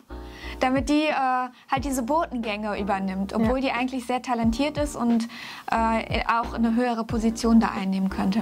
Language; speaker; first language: German; native; German